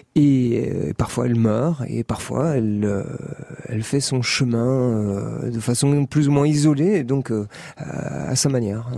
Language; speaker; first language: French; native; French